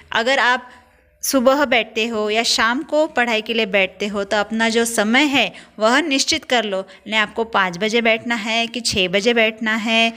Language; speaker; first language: Hindi; non-native, local second language; Marathi